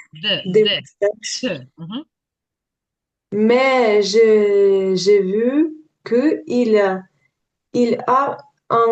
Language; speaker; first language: French; non-native, learner; Ukrainian